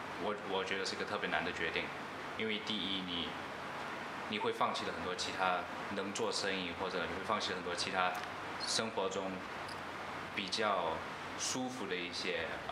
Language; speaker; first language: Chinese; non-native, local second language; English